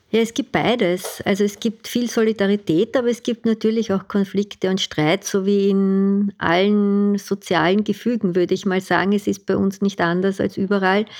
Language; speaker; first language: German; native; German